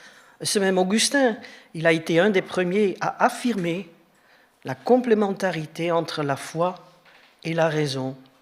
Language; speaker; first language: French; native; French